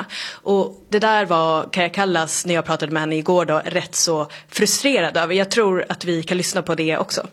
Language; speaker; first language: Swedish; native; Swedish